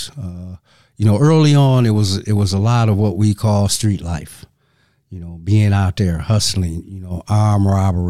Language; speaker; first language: English; native; English